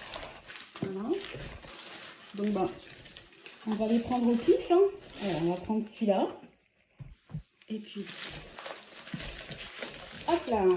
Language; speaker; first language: French; native; French